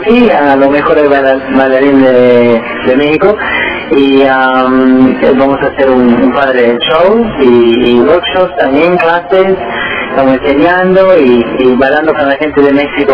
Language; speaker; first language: Spanish; early bilingual, heritage; Spanish